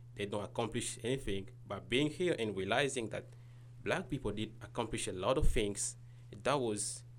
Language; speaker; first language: English; non-native, learner; Lingala